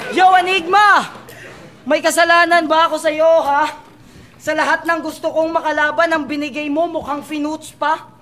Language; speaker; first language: Filipino; non-native, local second language; Cebuano